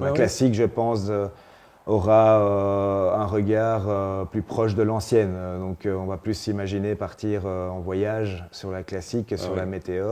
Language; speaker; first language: French; native; French